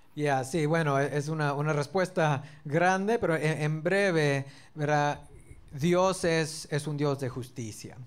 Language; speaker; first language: Spanish; early bilingual, heritage; Spanish